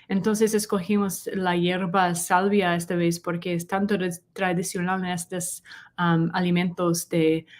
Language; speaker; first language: Spanish; non-native, learner; English